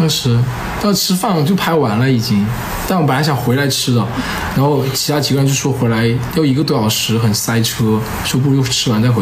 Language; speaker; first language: Chinese; native; Chinese